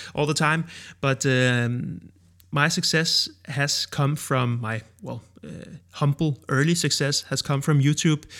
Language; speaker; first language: English; non-native, fluent; Danish